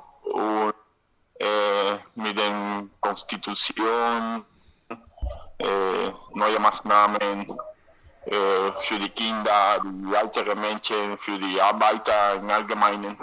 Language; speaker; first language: German; non-native, learner; Spanish